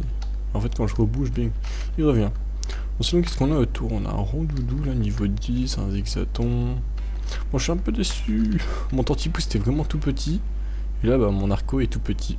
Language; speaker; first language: French; native; French